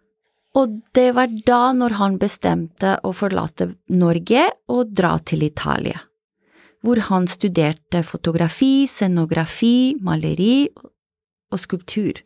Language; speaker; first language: Norwegian; non-native, fluent; Italian